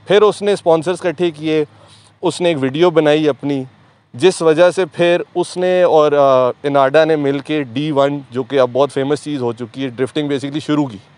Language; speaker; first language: Urdu; native; Urdu